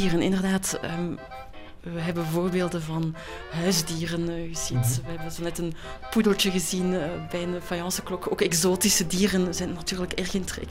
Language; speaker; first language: Dutch; native; Dutch